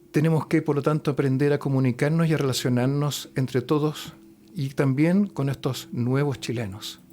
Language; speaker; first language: Spanish; native; Spanish